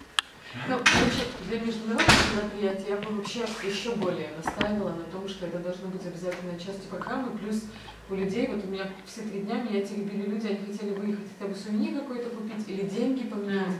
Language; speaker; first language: Russian; native; Russian